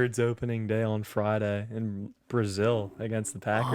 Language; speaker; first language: English; native; English